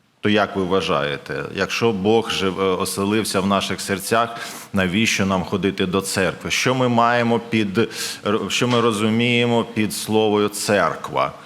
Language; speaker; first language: Ukrainian; non-native, local second language; Russian